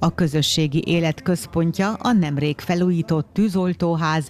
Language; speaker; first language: Hungarian; native; Hungarian